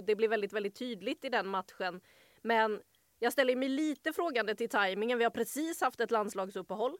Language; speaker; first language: Swedish; native; Swedish